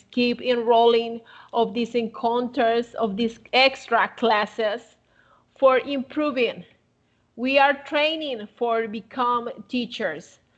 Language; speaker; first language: English; non-native, fluent; Spanish